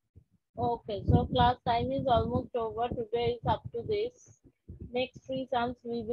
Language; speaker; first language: English; non-native, local second language; Bangla